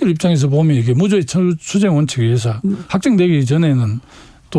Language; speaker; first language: Korean; native; Korean